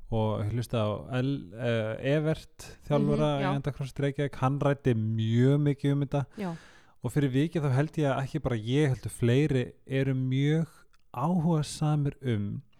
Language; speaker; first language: Icelandic; native; Icelandic